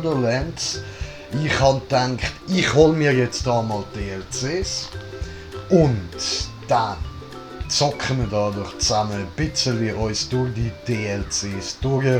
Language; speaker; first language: German; native; German